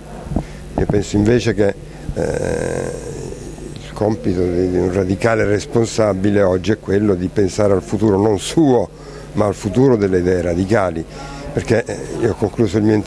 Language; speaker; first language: Italian; native; Italian